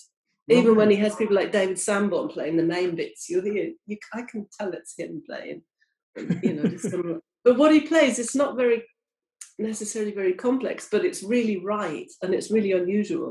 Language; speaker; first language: English; native; English